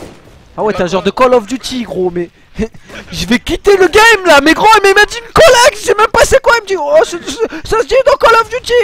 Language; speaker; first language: French; native; French